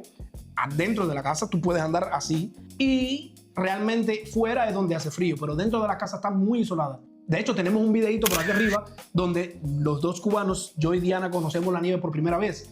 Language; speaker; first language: Spanish; native; Spanish